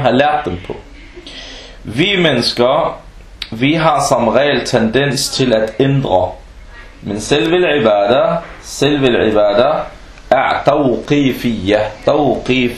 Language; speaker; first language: Danish; non-native, fluent; Arabic